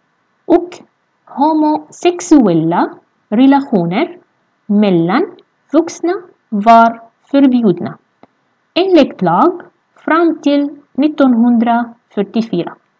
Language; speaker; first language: Swedish; non-native, fluent; Arabic